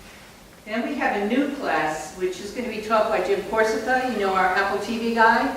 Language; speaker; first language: English; native; English